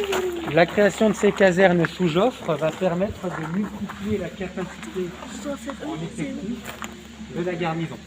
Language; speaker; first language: French; native; French